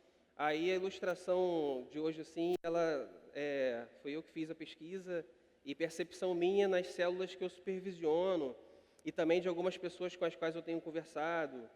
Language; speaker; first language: Portuguese; native; Portuguese